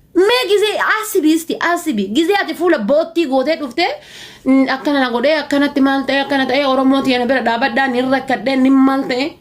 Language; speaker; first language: Oromo; native; Oromo